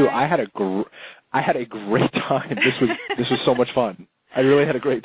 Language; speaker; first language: English; native; English